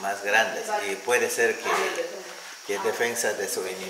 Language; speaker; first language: Spanish; non-native, local second language; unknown